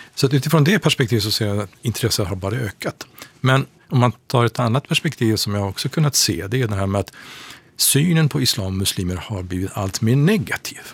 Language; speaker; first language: Swedish; non-native, fluent; Persian